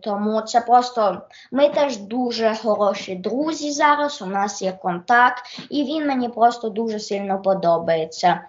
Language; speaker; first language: Ukrainian; early bilingual, heritage; Ukrainian